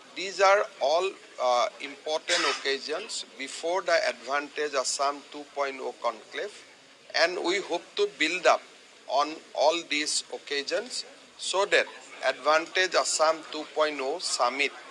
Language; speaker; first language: English; non-native, local second language; Assamese